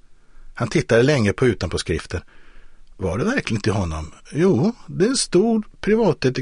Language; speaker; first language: Swedish; native; Swedish